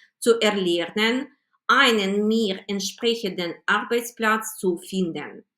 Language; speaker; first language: German; non-native, fluent; Ukrainian